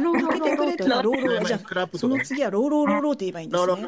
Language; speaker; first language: Japanese; native; Japanese